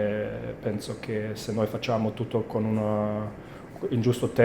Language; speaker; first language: Italian; non-native, fluent; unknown